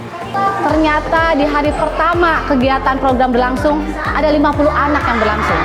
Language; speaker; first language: Indonesian; native; Indonesian